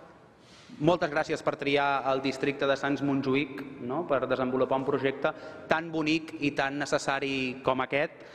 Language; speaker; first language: Catalan; native; Catalan